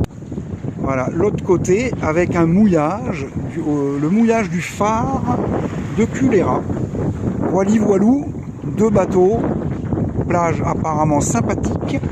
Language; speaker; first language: French; native; French